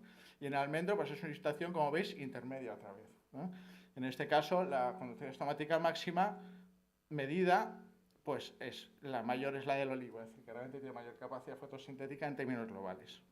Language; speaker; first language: Spanish; native; Spanish